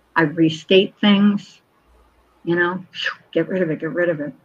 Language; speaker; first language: English; native; English